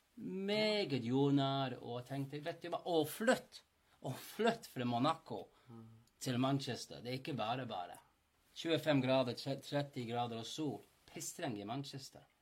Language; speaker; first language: Norwegian; non-native, fluent; English